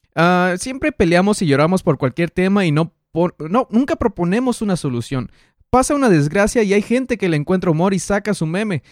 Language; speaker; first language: Spanish; native; Spanish